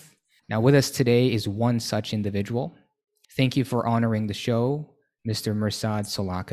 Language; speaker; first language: English; non-native, local second language; Filipino